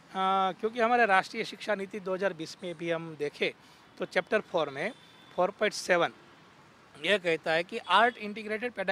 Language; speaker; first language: Hindi; non-native, local second language; Gujarati